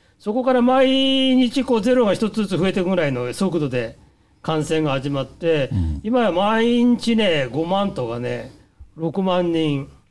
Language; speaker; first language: Japanese; early bilingual, heritage; Japanese